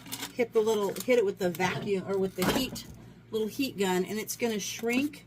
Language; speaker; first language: English; native; English